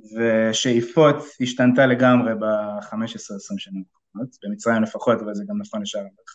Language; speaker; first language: Hebrew; native; Hebrew